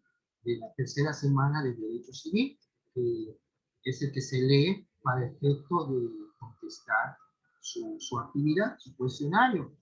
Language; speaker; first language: Spanish; native; Spanish